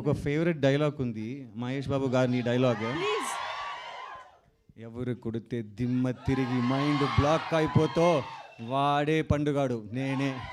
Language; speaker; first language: Telugu; non-native, learner; Tamil